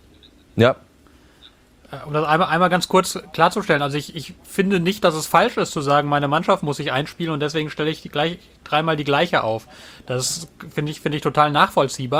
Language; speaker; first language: German; native; German